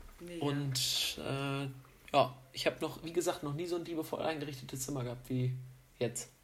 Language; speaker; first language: German; native; German